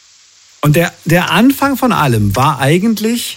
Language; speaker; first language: German; native; German